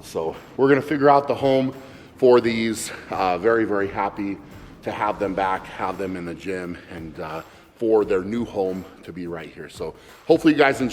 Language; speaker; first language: English; native; English